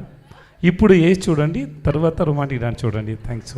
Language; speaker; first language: Telugu; non-native, learner; Tamil